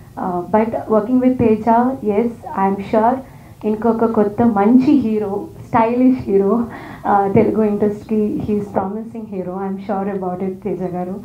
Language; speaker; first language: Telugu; non-native, learner; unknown